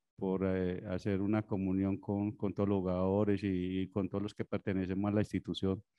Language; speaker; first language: Spanish; native; Spanish